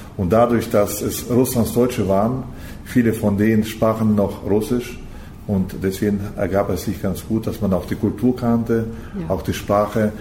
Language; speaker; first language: German; early bilingual, heritage; German